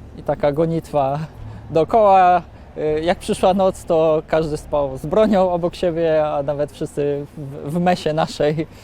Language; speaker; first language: Polish; native; Polish